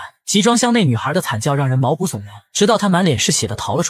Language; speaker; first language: Chinese; native; Chinese